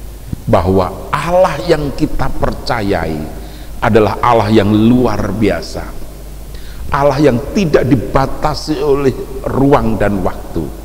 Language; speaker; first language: Indonesian; native; Indonesian